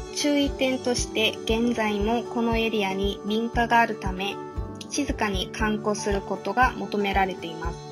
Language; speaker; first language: Japanese; non-native, fluent; Korean